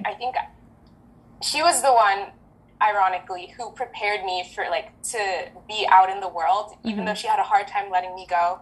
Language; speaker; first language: English; early bilingual, other home language; French